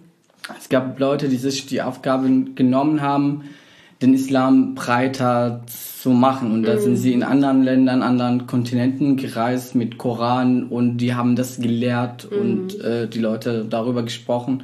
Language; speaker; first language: German; non-native, fluent; Arabic